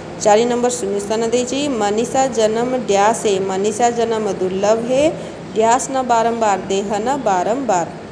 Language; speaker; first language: Hindi; non-native, local second language; Odia